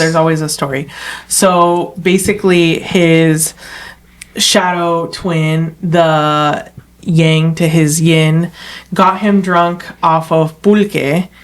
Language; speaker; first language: English; native; English